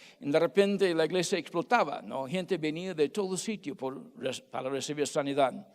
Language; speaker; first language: Spanish; non-native, fluent; English